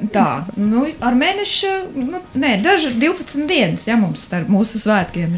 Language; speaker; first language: Latvian; native; Latvian